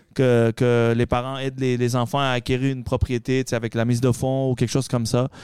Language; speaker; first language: French; early bilingual, other home language; Arabic